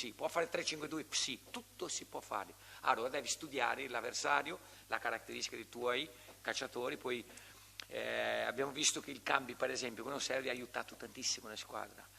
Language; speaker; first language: Italian; non-native, fluent; Portuguese